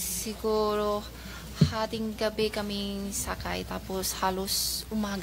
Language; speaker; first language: Filipino; non-native, learner; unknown